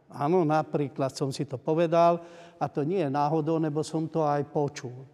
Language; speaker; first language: Slovak; non-native, local second language; Hungarian